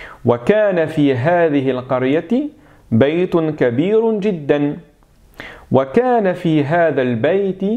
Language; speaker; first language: Arabic; non-native, fluent; French